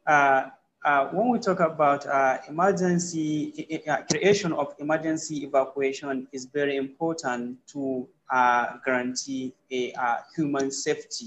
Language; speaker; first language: English; non-native, local second language; Hausa